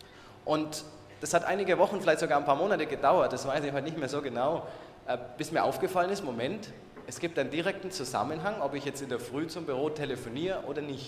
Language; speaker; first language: German; native; German